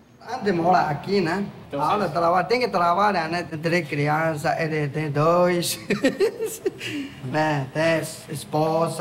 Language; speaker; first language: Portuguese; non-native, learner; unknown